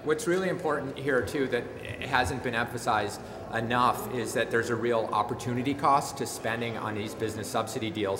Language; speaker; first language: English; native; English